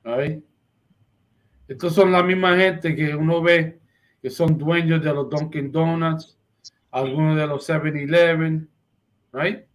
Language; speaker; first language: Spanish; early bilingual, heritage; Spanish